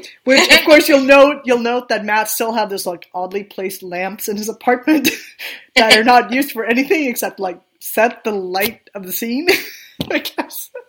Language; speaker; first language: English; non-native, fluent; Swedish